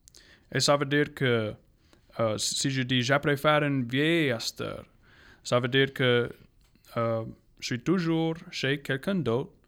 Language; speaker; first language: French; non-native, local second language; English